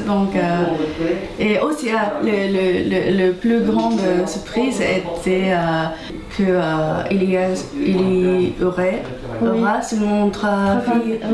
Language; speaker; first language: French; non-native, learner; Japanese